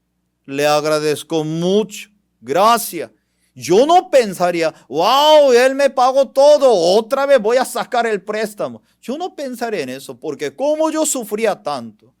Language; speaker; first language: Spanish; non-native, fluent; Korean